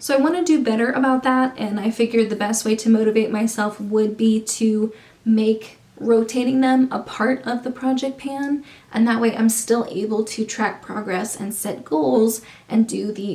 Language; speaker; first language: English; native; English